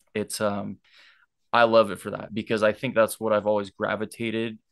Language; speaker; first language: English; native; English